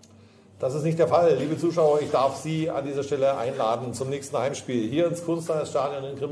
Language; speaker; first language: German; native; German